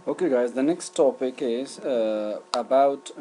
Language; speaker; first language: English; non-native, fluent; Persian